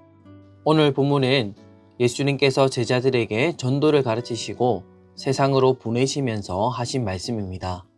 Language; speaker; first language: Korean; native; Korean